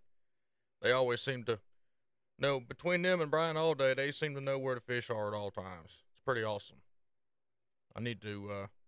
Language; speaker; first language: English; native; English